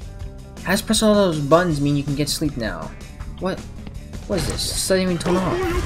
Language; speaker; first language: English; native; English